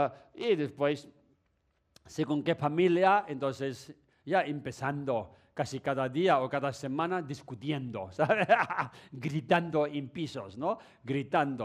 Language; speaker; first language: Spanish; non-native, learner; Tibetan